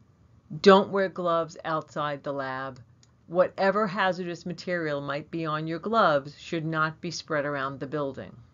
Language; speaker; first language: English; native; English